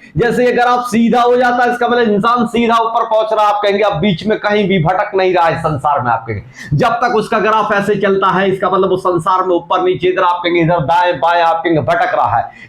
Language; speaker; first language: Hindi; native; Hindi